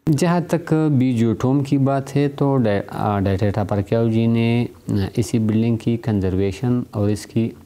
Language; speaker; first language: Urdu; non-native, local second language; Pashto